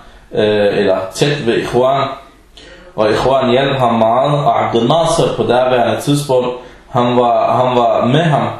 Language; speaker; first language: Danish; early bilingual, other home language; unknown